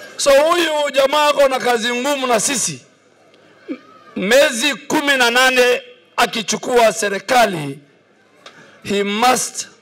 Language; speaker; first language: Swahili; native; Swahili